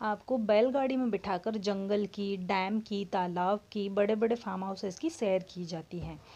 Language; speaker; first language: Hindi; non-native, local second language; Marathi